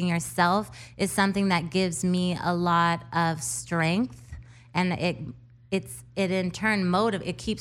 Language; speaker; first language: English; native; English